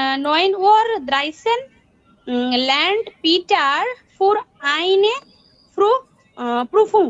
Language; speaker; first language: German; non-native, learner; Bangla